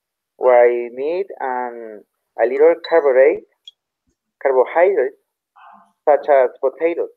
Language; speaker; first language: English; non-native, learner; Spanish